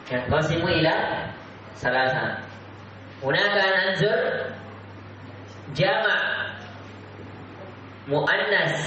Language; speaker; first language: Arabic; non-native, fluent; Indonesian